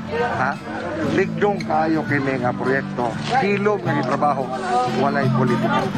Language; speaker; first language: Cebuano; native; Cebuano